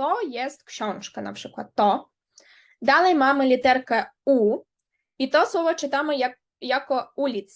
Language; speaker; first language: Polish; non-native, fluent; Ukrainian